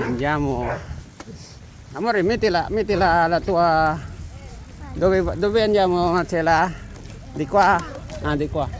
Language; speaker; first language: Italian; non-native, learner; Filipino